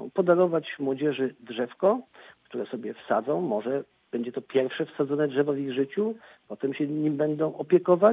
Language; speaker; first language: Polish; native; Polish